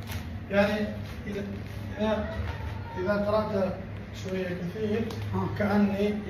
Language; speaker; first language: Arabic; non-native, learner; Tajik